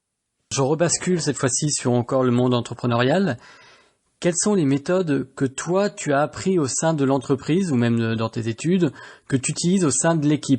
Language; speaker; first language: French; native; French